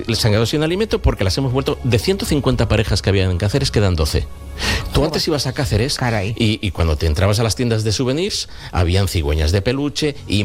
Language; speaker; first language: Spanish; native; Spanish